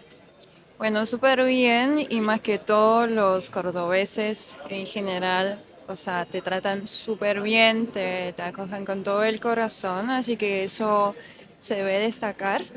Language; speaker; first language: Spanish; non-native, fluent; French